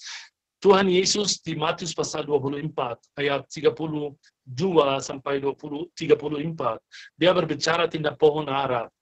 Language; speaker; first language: Indonesian; non-native, fluent; Arabic